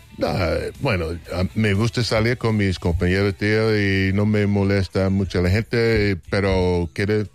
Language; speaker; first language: Spanish; non-native, fluent; English